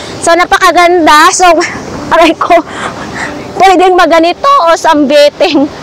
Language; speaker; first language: Filipino; non-native, local second language; Masbatenyo